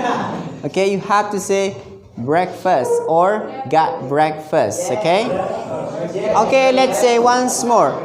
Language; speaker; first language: English; non-native, fluent; Indonesian